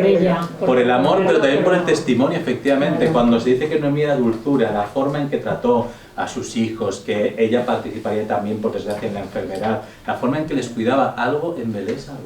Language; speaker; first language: Spanish; native; Spanish